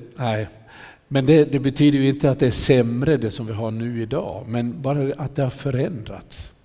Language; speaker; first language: Swedish; native; Swedish